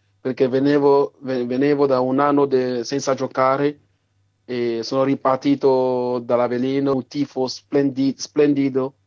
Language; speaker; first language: Italian; non-native, learner; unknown